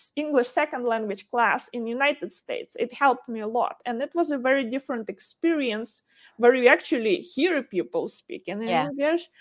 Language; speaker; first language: English; non-native, fluent; Ukrainian